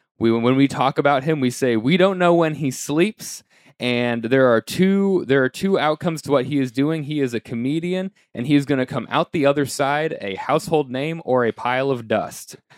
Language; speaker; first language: English; native; English